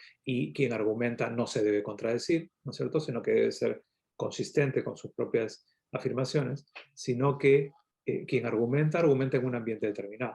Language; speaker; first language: Spanish; native; Spanish